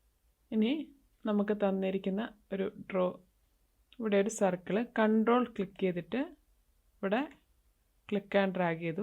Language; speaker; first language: Malayalam; native; Malayalam